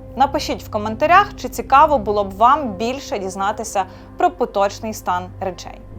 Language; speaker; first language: Ukrainian; native; Ukrainian